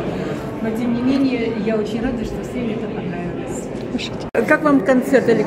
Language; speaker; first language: Russian; native; Russian